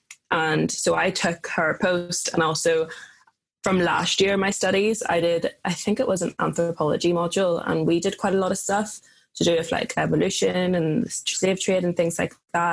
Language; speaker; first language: English; native; English